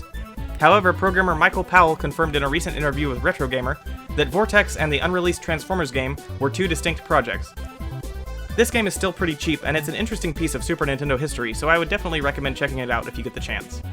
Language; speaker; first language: English; native; English